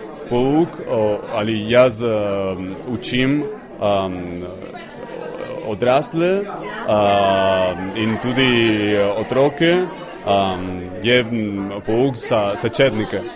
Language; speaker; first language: Slovenian; non-native, learner; Spanish